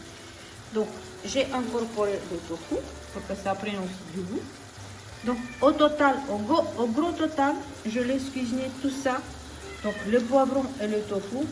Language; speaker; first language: French; non-native, fluent; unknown